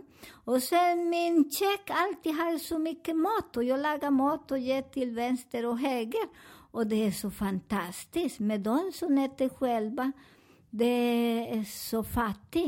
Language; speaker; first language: Swedish; non-native, learner; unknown